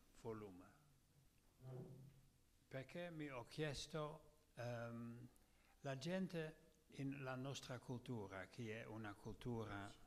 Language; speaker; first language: Italian; non-native, learner; Dutch